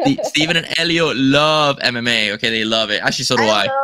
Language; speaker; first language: English; native; English